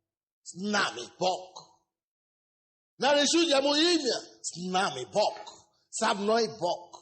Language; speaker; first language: Russian; non-native, fluent; Yoruba